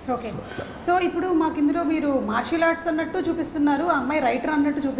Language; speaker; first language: Telugu; native; Telugu